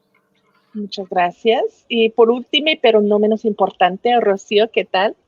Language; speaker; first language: Spanish; non-native, fluent; English